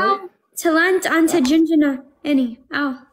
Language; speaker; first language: Amharic; non-native, learner; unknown